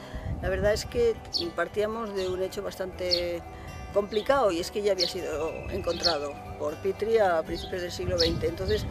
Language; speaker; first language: Spanish; native; Spanish